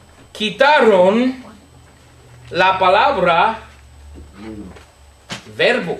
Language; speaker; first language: Spanish; non-native, fluent; English